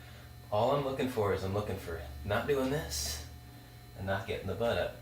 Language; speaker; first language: English; native; English